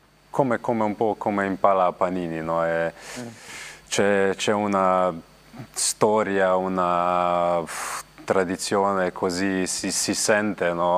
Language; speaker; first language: Italian; non-native, learner; Slovenian